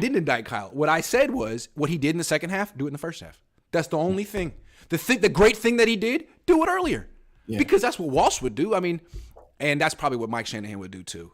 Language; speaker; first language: English; native; English